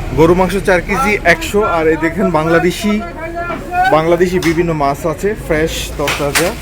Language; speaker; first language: Bangla; native; Bangla